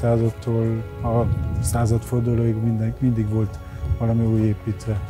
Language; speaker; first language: Hungarian; early bilingual, heritage; Hungarian